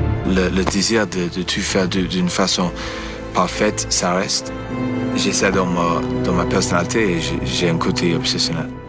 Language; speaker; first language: French; non-native, fluent; English